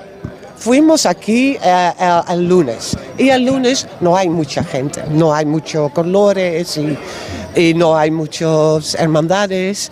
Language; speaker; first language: Spanish; non-native, learner; Dutch